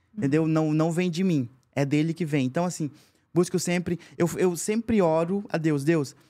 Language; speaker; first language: Portuguese; native; Portuguese